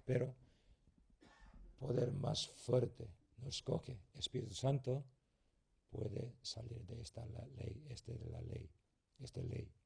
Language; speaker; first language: Spanish; non-native, learner; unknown